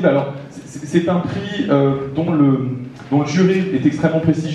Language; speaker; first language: French; native; French